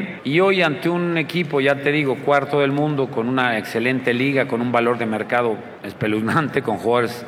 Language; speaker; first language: Spanish; native; Spanish